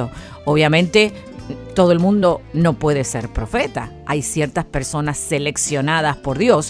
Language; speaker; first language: Spanish; native; Spanish